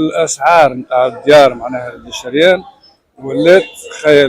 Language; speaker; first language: Arabic; native; Arabic